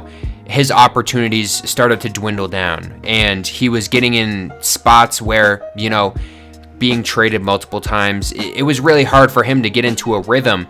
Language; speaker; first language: English; native; English